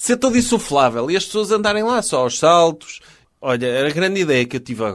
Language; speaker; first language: Portuguese; native; Portuguese